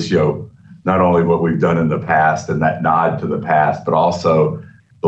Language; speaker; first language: English; native; English